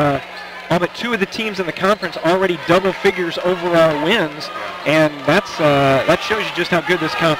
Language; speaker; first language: English; native; English